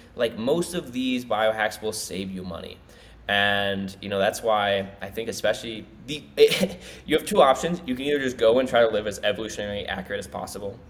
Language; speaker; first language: English; native; English